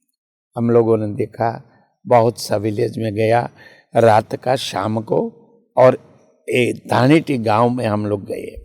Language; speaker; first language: Hindi; non-native, local second language; Bangla